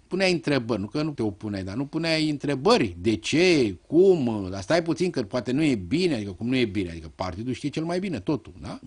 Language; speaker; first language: Romanian; native; Romanian